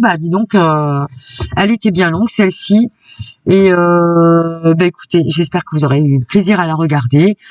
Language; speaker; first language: French; native; French